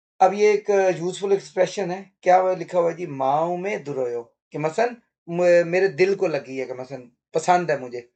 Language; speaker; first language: Urdu; non-native, local second language; Punjabi